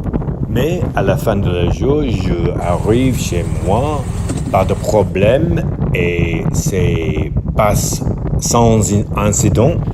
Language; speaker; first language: French; non-native, learner; English